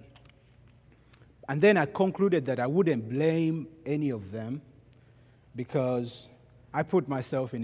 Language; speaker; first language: English; non-native, local second language; Ganda